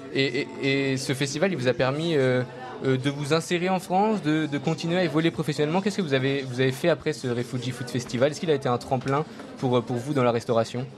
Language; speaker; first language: French; native; French